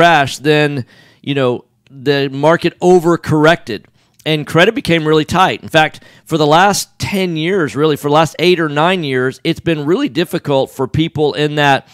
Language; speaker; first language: English; native; English